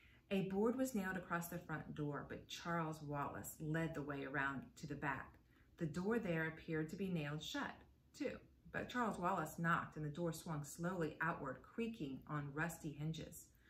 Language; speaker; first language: English; native; English